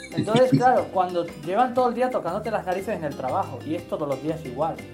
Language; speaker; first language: Spanish; native; Spanish